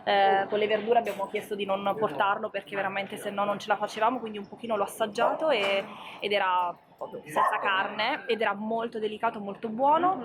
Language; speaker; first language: Italian; native; Italian